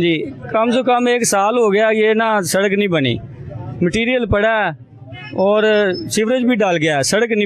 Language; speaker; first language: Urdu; non-native, local second language; Punjabi